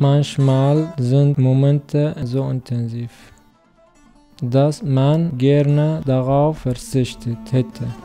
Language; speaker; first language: German; non-native, learner; Arabic